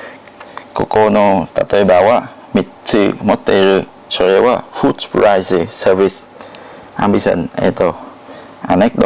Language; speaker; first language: Japanese; non-native, learner; Thai